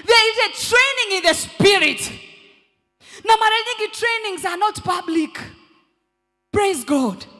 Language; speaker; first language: English; non-native, local second language; Swahili